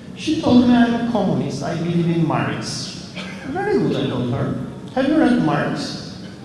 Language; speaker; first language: English; non-native, fluent; Albanian